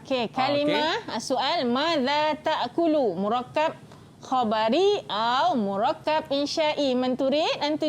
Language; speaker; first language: Arabic; non-native, fluent; Malay